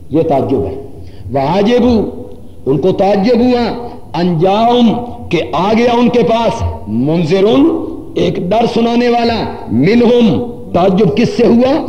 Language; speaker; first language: Urdu; non-native, local second language; Punjabi